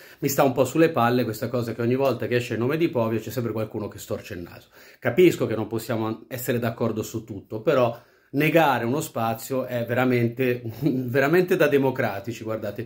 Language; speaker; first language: Italian; native; Italian